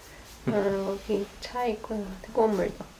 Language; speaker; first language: Korean; non-native, fluent; Russian